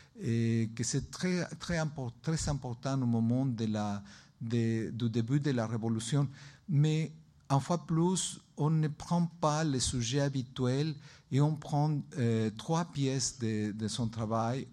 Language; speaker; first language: French; non-native, learner; Spanish